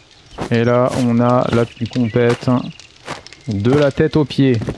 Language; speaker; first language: French; native; French